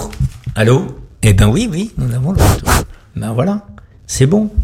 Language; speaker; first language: French; native; French